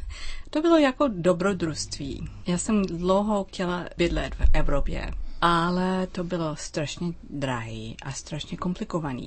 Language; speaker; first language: Czech; non-native, learner; English